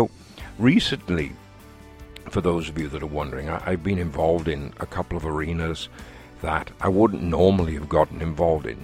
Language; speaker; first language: English; native; English